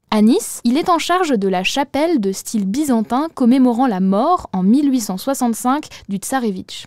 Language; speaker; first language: French; native; French